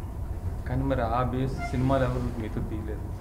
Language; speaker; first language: Telugu; native; Telugu